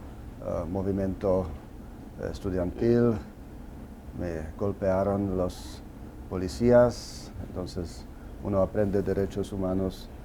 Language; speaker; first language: Spanish; non-native, fluent; Czech